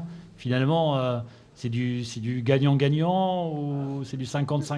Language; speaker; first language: French; native; French